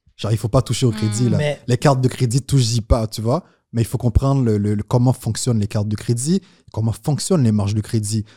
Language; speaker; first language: French; non-native, local second language; Haitian Creole